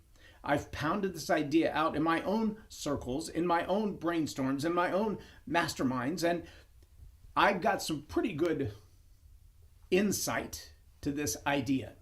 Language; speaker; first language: English; native; English